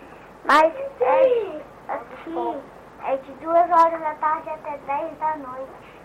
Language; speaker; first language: Portuguese; early bilingual, heritage; Portuguese